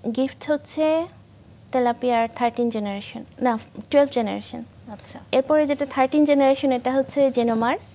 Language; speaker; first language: Bangla; native; Bangla